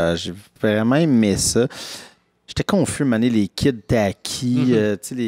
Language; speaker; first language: French; native; French